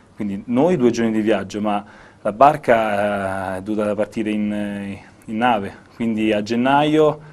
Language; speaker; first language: Italian; native; Italian